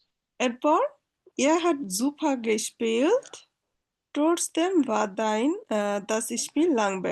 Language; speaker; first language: German; non-native, learner; Bangla